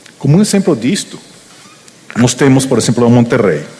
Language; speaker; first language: Portuguese; non-native, learner; Spanish